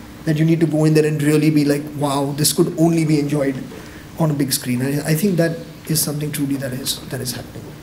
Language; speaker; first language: English; non-native, local second language; Hindi